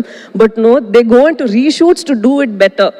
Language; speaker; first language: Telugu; non-native, local second language; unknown